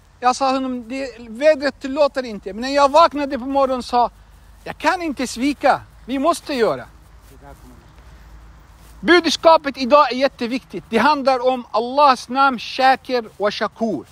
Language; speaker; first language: Swedish; non-native, fluent; Arabic